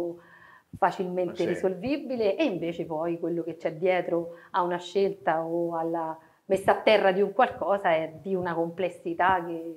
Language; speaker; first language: Italian; native; Italian